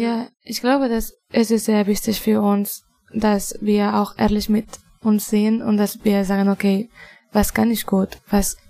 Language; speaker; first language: German; non-native, fluent; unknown